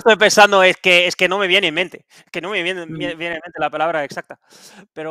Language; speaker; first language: Spanish; non-native, fluent; Dutch